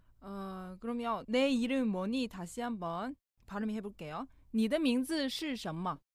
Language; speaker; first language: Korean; non-native, fluent; Chinese